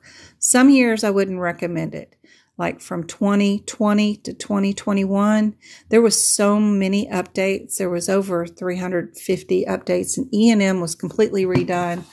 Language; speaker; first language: English; native; English